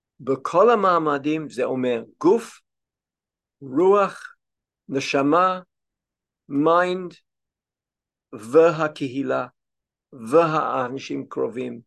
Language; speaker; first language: Hebrew; non-native, fluent; English